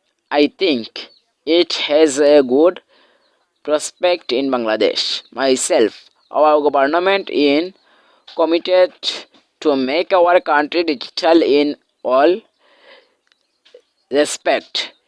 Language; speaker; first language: English; non-native, local second language; Bangla